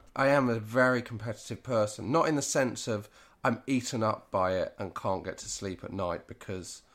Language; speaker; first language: English; native; English